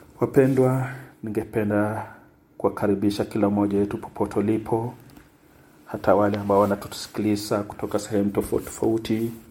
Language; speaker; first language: Swahili; non-native, local second language; Luyia